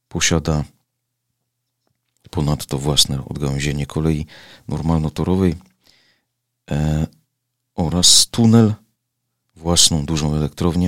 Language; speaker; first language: Polish; native; Polish